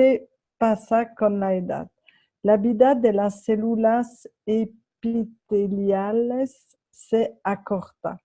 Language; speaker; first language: Spanish; non-native, fluent; French